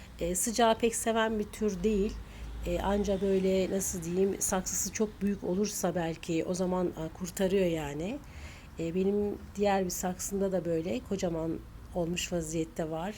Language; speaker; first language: Turkish; native; Turkish